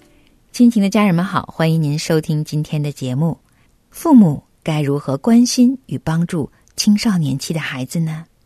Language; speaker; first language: Chinese; native; Chinese